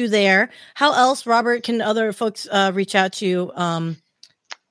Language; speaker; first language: English; native; English